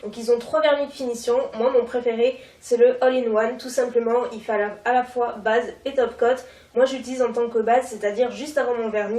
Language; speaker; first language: French; native; French